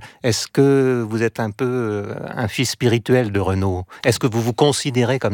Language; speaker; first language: French; native; French